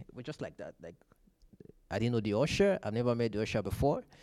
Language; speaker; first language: English; non-native, local second language; Yoruba